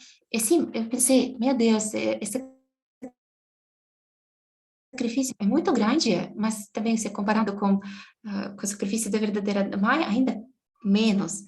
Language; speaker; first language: Portuguese; non-native, fluent; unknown